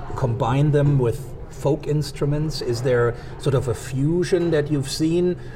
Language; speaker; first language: English; non-native, fluent; German